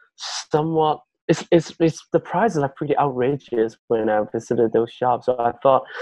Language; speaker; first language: English; non-native, fluent; Chinese